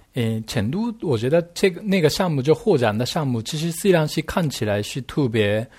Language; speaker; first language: Chinese; non-native, fluent; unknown